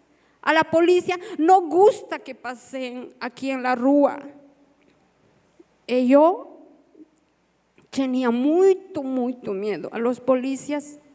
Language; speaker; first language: Portuguese; non-native, learner; Spanish